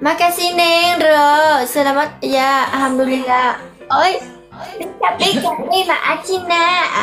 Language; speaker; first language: Indonesian; non-native, learner; Vietnamese